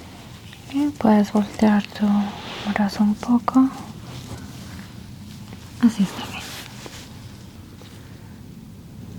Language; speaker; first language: Spanish; early bilingual, heritage; Spanish